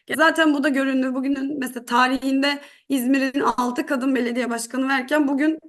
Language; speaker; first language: Turkish; native; Turkish